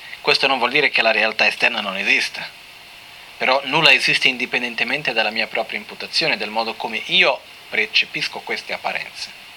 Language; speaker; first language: Italian; non-native, fluent; Portuguese